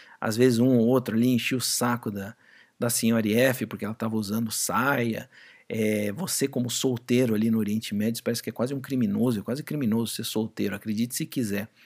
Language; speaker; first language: Portuguese; native; Portuguese